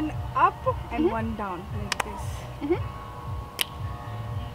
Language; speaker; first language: English; non-native, learner; Russian